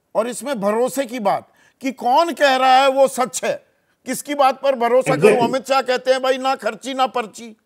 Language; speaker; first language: Hindi; native; Hindi